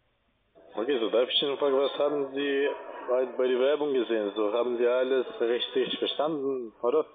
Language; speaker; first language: German; non-native, fluent; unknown